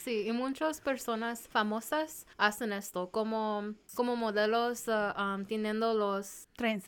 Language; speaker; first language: Spanish; early bilingual, heritage; Spanish